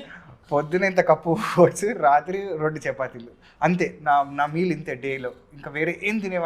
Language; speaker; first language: Telugu; native; Telugu